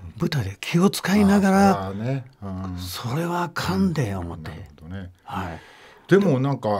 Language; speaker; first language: Japanese; native; Japanese